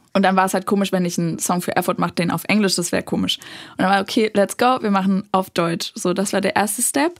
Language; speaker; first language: German; native; German